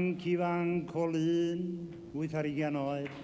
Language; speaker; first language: Welsh; native; Welsh